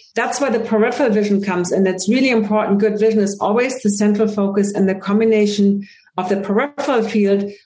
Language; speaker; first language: English; non-native, fluent; German